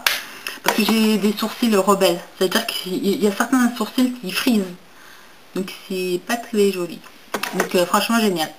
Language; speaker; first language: French; native; French